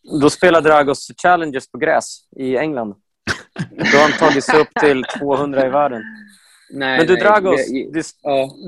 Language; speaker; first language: Swedish; native; Swedish